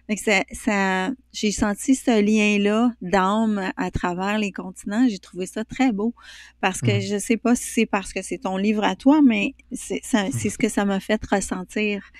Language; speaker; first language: French; native; French